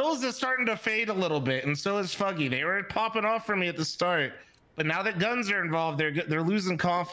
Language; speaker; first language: English; native; English